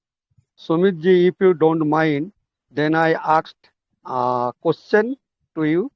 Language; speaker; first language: English; non-native, learner; Hindi